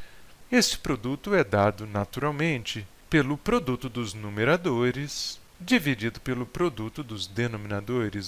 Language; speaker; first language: Portuguese; native; Portuguese